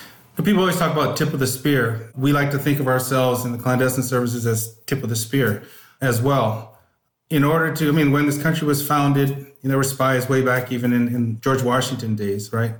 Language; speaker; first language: English; native; English